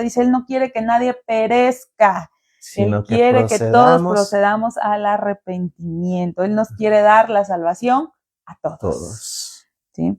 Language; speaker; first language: Spanish; native; Spanish